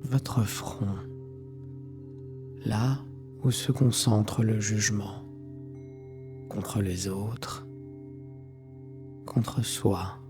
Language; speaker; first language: French; native; French